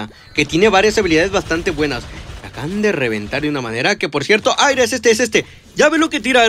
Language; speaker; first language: Spanish; native; Spanish